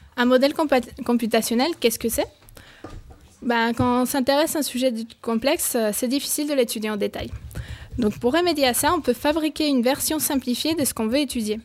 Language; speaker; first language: French; non-native, fluent; Spanish